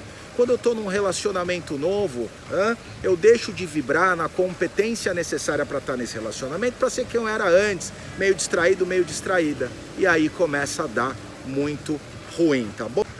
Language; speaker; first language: Portuguese; native; Portuguese